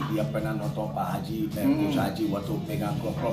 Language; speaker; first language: Indonesian; non-native, fluent; English